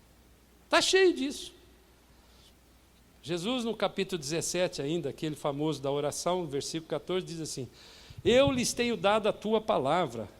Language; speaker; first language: Portuguese; native; Portuguese